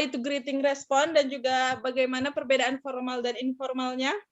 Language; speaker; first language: Indonesian; native; Indonesian